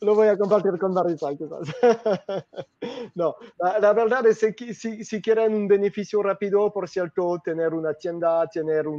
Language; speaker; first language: Spanish; non-native, fluent; French